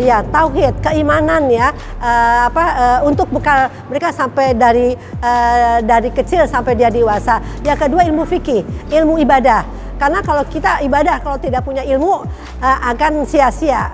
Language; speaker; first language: Indonesian; native; Indonesian